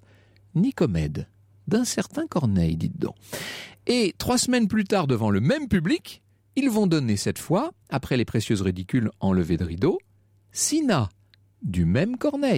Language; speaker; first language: French; native; French